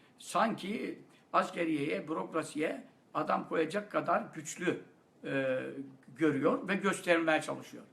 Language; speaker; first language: Turkish; native; Turkish